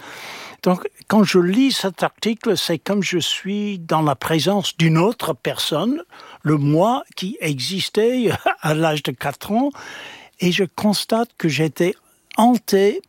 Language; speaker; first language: French; non-native, fluent; English